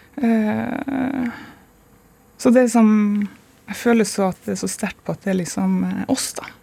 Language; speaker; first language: Norwegian; native; Norwegian